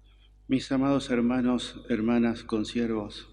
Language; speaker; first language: Spanish; native; Spanish